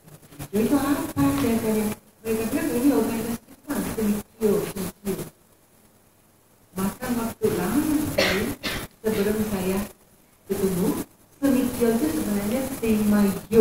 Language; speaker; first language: Indonesian; non-native, fluent; Japanese